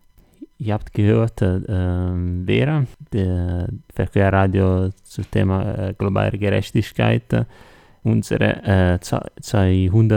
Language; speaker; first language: German; non-native, learner; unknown